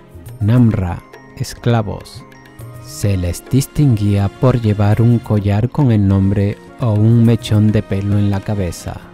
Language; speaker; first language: Spanish; native; Spanish